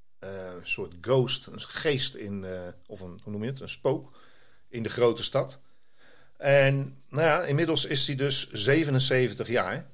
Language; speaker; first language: Dutch; native; Dutch